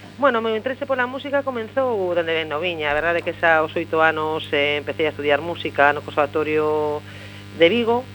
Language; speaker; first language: Galician; non-native, local second language; Spanish